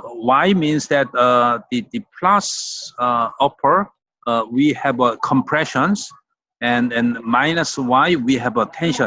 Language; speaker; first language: English; non-native, fluent; Korean